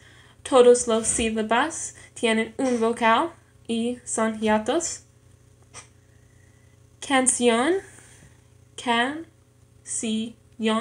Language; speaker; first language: Spanish; non-native, learner; English